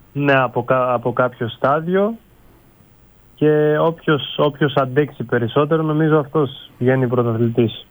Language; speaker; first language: Greek; non-native, fluent; Bulgarian